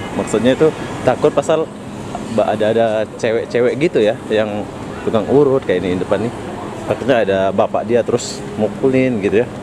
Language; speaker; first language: Indonesian; native; Indonesian